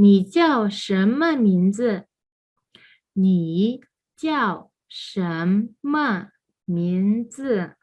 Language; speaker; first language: Chinese; non-native, fluent; Mongolian